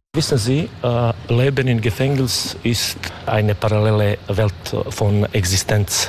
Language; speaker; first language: German; non-native, learner; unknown